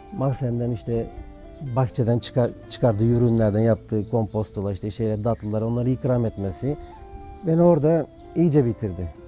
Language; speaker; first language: Turkish; native; Turkish